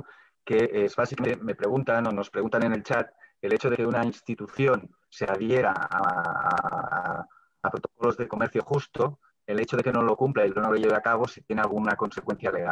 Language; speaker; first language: Spanish; native; Spanish